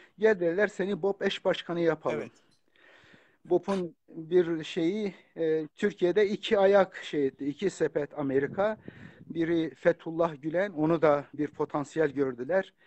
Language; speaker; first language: Turkish; non-native, local second language; Kurdish